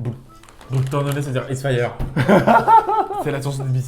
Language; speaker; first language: French; native; French